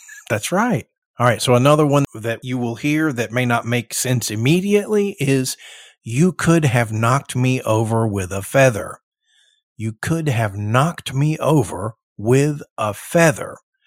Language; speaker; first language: English; early bilingual, other home language; Spanish